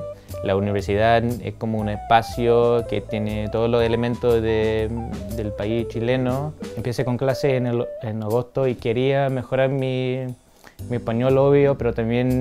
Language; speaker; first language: Spanish; non-native, fluent; English